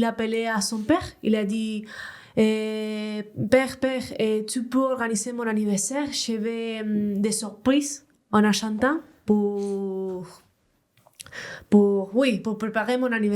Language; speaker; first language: French; non-native, learner; Spanish